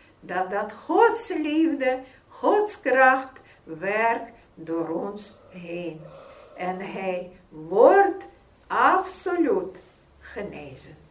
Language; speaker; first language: Dutch; non-native, fluent; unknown